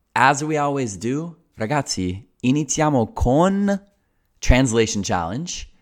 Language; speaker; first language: Italian; non-native, fluent; English